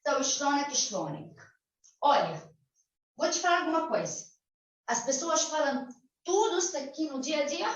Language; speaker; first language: Portuguese; non-native, fluent; Arabic